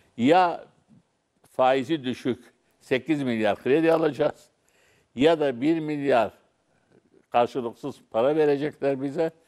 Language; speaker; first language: Turkish; non-native, local second language; Arabic